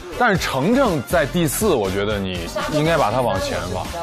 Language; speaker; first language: Chinese; native; Chinese